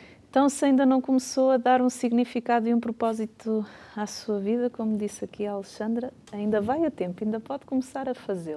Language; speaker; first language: Portuguese; native; Portuguese